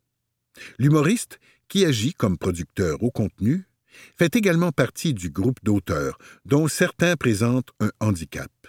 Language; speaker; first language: French; native; French